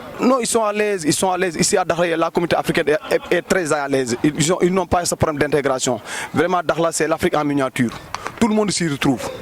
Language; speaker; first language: French; non-native, local second language; Wolof